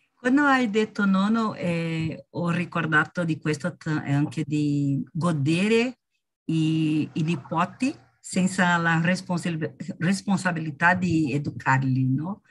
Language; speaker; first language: Italian; non-native, learner; Portuguese